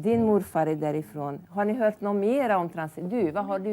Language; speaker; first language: Swedish; non-native, fluent; Hungarian